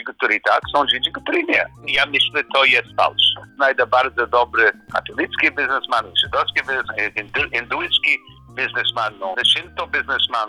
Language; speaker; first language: Polish; non-native, learner; English